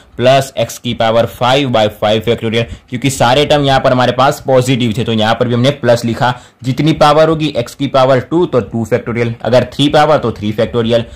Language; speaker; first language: Hindi; non-native, local second language; Gujarati